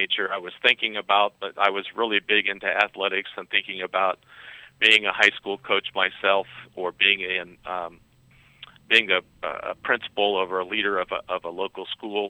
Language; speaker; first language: English; native; English